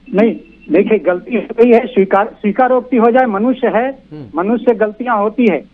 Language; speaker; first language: Hindi; native; Hindi